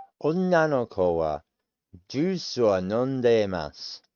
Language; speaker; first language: Japanese; non-native, learner; English